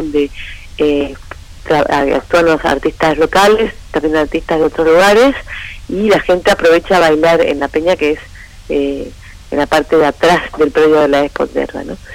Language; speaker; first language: Spanish; native; Spanish